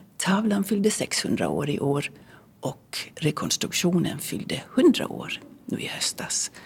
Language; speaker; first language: Swedish; early bilingual, heritage; Swedish